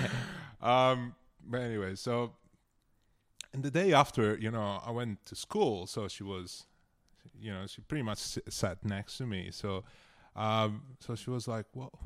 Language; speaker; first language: English; non-native, fluent; Italian